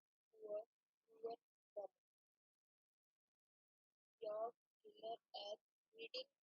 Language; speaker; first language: Swedish; non-native, learner; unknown